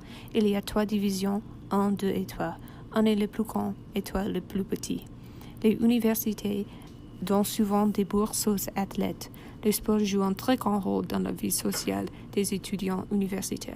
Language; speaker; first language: French; non-native, learner; English